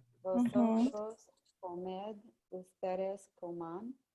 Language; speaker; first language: Spanish; non-native, learner; English